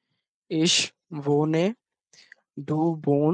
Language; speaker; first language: German; non-native, learner; Bangla